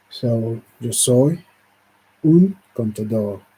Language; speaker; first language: Spanish; non-native, learner; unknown